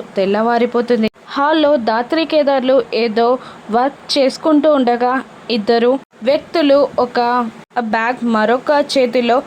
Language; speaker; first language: Telugu; native; Telugu